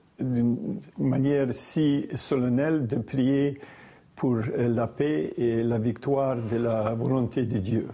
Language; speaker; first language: French; non-native, fluent; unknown